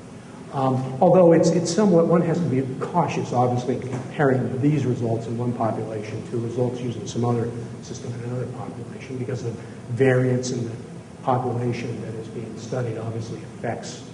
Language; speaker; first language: English; native; English